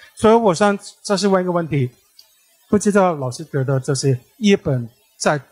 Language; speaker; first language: Chinese; native; Chinese